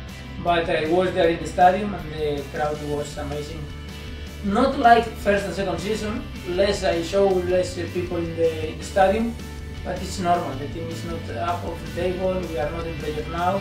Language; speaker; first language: English; non-native, learner; Spanish